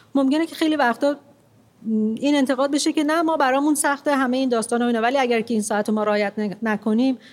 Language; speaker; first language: Persian; non-native, local second language; Armenian